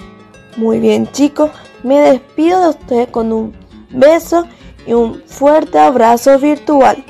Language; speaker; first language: Spanish; native; Spanish